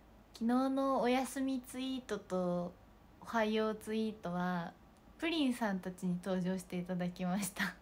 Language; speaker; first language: Japanese; native; Japanese